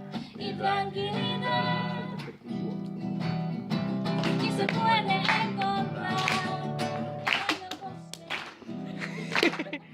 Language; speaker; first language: Spanish; non-native, learner; Finnish